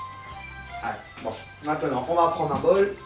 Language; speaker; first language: French; non-native, learner; Spanish